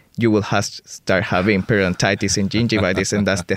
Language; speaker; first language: English; non-native, fluent; Spanish